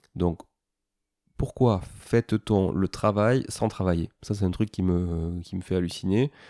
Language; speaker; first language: French; native; French